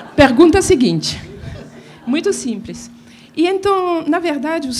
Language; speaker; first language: Portuguese; non-native, fluent; French